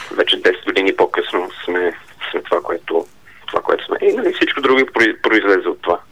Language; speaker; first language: Bulgarian; early bilingual, heritage; Bulgarian